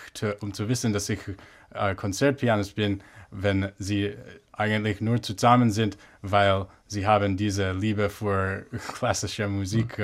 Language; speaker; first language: German; non-native, fluent; English